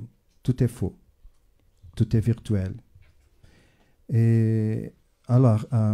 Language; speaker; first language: French; non-native, fluent; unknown